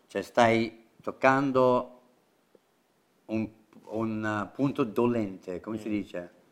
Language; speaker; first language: Italian; non-native, fluent; English